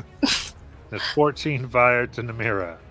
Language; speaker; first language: English; native; English